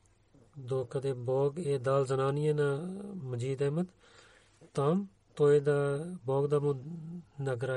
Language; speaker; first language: Bulgarian; non-native, learner; Urdu